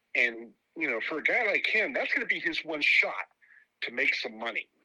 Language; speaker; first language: English; native; English